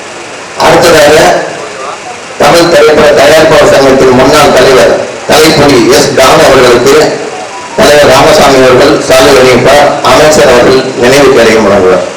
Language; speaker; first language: Tamil; native; Tamil